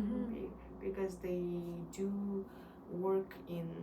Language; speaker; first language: English; non-native, learner; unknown